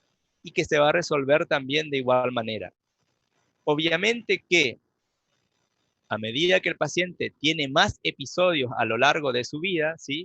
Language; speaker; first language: Spanish; native; Spanish